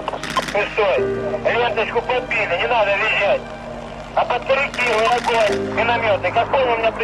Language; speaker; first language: Russian; native; Russian